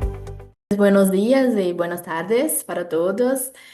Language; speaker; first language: Spanish; non-native, learner; Portuguese